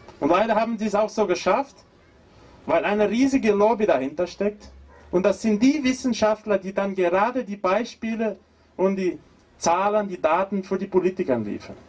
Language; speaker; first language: German; non-native, fluent; Portuguese